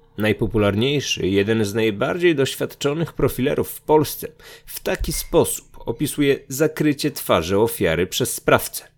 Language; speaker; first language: Polish; native; Polish